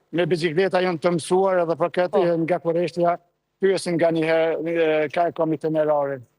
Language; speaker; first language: Albanian; early bilingual, heritage; Albanian